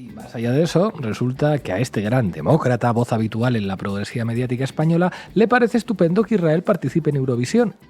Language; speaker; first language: Spanish; native; Spanish